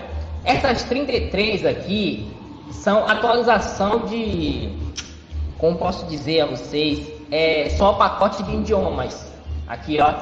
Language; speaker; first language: Portuguese; native; Portuguese